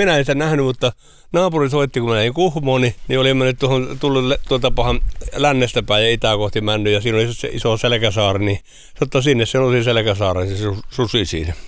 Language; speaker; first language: Finnish; native; Finnish